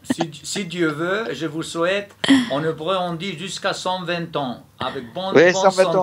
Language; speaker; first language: French; non-native, fluent; Hebrew